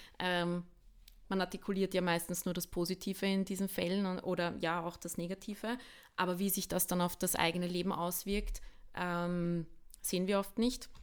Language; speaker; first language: German; early bilingual, other home language; Bosnian